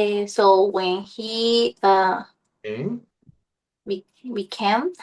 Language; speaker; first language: English; non-native, learner; Spanish